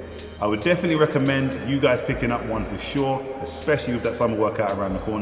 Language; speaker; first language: English; native; English